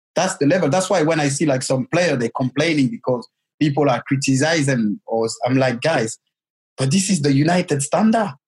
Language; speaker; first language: English; non-native, fluent; French